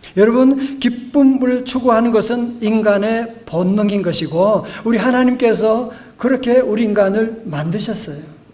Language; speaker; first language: Korean; native; Korean